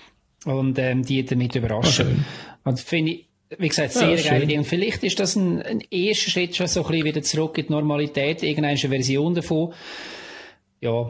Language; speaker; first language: German; native; German